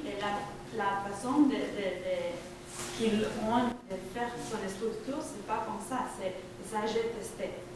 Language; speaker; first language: French; non-native, fluent; Spanish